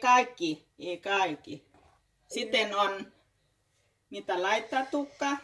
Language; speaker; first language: Finnish; non-native, learner; Thai